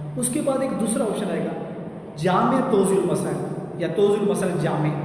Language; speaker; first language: Urdu; non-native, local second language; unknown